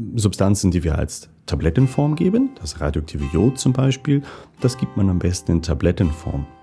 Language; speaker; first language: German; native; German